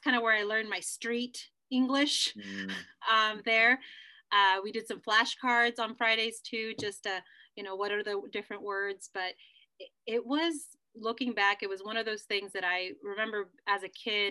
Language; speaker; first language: English; early bilingual, other home language; Spanish